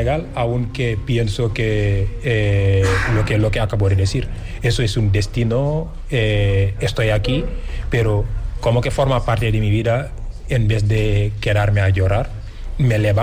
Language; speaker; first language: Spanish; non-native, fluent; Wolof